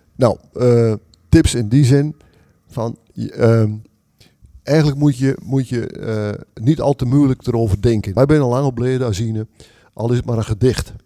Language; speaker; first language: Dutch; native; Dutch